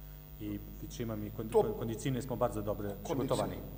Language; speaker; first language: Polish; non-native, learner; Serbian